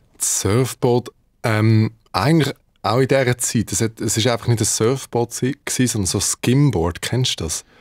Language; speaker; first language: German; early bilingual, other home language; Dutch